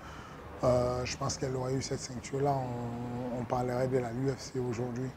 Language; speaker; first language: French; native; French